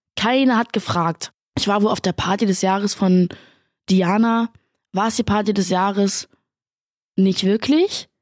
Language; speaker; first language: German; native; German